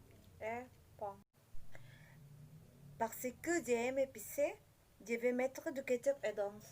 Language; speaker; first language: French; non-native, learner; Indonesian